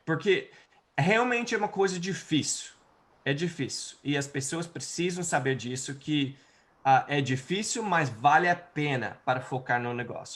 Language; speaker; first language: Portuguese; non-native, fluent; English